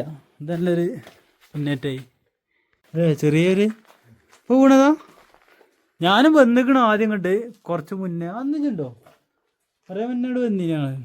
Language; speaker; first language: Malayalam; native; Malayalam